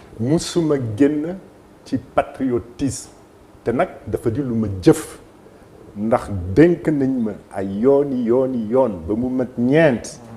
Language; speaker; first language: Wolof; native; Wolof